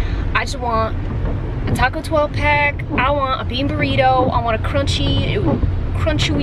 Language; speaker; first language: English; native; English